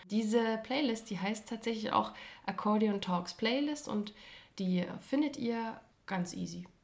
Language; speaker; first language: German; native; German